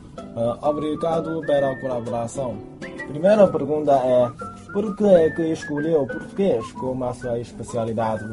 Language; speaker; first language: Portuguese; non-native, fluent; Chinese